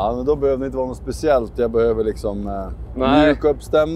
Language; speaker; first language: Swedish; native; Swedish